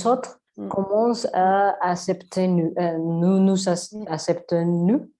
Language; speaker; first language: French; non-native, learner; Spanish